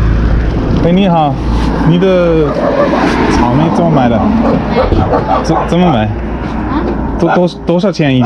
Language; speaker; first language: Chinese; non-native, learner; English